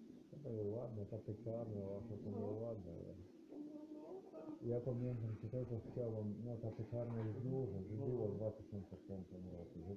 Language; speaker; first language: Polish; non-native, learner; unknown